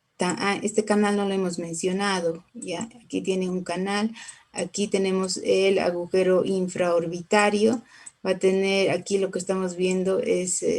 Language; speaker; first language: Spanish; native; Spanish